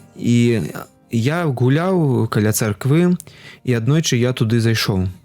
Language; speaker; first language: Belarusian; non-native, local second language; Russian